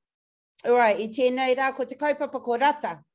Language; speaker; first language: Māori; non-native, local second language; English